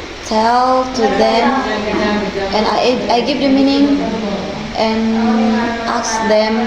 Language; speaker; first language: English; non-native, fluent; Indonesian